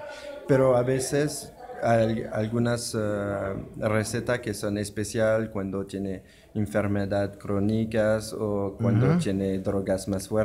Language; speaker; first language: Spanish; non-native, learner; French